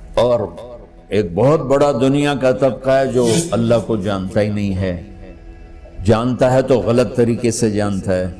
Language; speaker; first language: Urdu; non-native, local second language; Punjabi